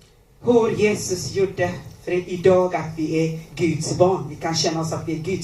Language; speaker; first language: Swedish; non-native, learner; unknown